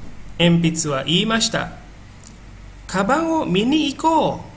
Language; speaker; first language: Japanese; non-native, fluent; Indonesian